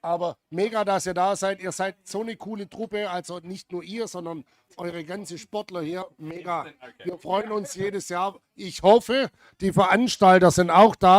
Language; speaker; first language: German; native; German